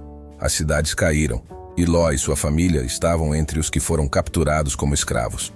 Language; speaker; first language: Portuguese; native; Portuguese